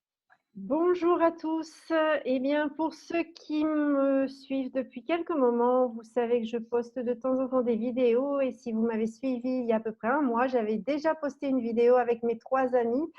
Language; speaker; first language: French; native; French